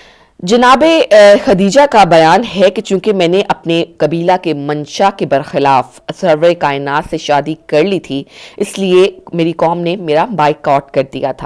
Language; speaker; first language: Urdu; native; Urdu